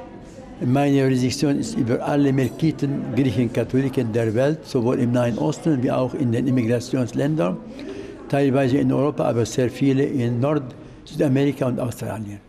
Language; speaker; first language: German; non-native, fluent; Arabic